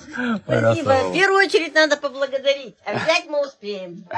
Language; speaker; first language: Russian; native; Russian